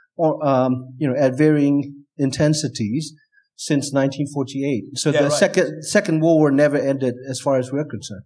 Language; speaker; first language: English; non-native, fluent; Burmese